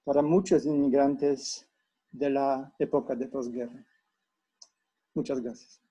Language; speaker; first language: Spanish; non-native, fluent; Polish